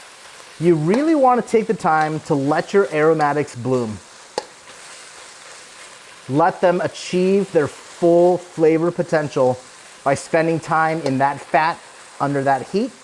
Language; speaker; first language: English; native; English